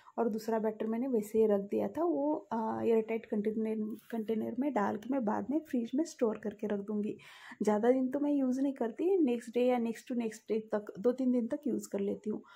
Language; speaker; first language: Hindi; non-native, local second language; Marathi